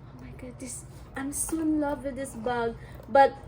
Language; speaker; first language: English; non-native, local second language; Filipino